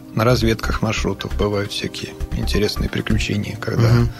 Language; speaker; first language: Russian; non-native, fluent; Serbian